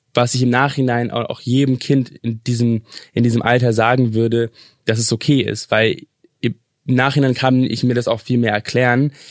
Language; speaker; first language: German; early bilingual, other home language; English